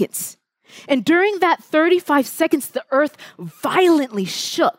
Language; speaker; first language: English; early bilingual, other home language; Haitian Creole